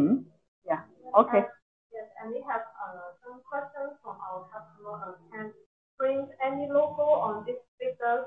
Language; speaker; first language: English; non-native, local second language; Chinese